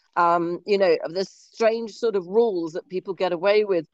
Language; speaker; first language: English; native; English